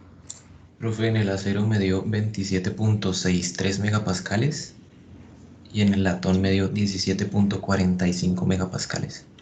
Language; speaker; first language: Spanish; native; Spanish